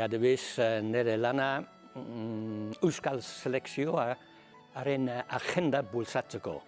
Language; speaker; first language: Basque; non-native, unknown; English